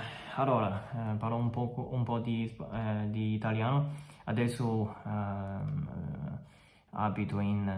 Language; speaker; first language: Italian; non-native, fluent; Chinese